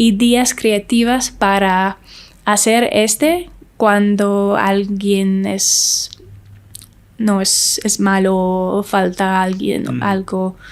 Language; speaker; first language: Spanish; non-native, learner; English